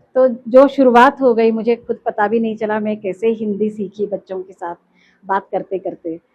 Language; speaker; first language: Hindi; non-native, local second language; Kannada